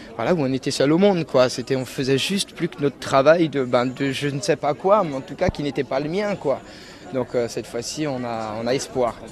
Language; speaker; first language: French; native; French